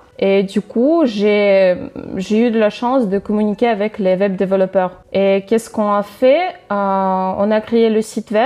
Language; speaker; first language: French; non-native, fluent; Russian